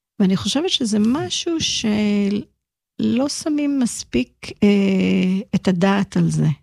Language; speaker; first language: Hebrew; early bilingual, other home language; English